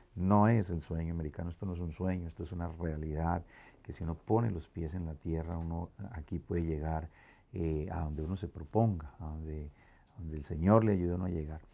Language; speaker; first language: Spanish; native; Spanish